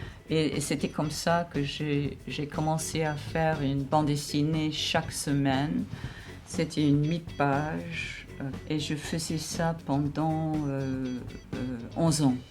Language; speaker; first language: French; non-native, fluent; English